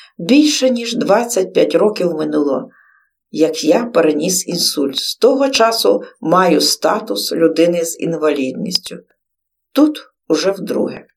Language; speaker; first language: Ukrainian; native; Ukrainian